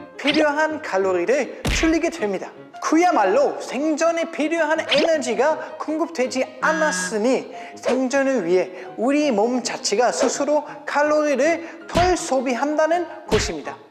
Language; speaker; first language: Korean; non-native, fluent; German